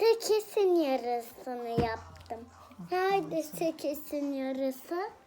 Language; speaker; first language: Turkish; early bilingual, heritage; Turkish